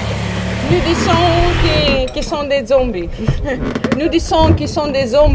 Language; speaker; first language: French; non-native, learner; Italian